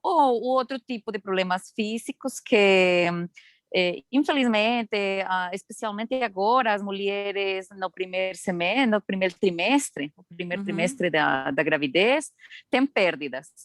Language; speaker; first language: Portuguese; non-native, learner; Spanish